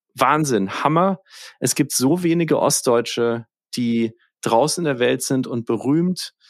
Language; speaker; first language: German; native; German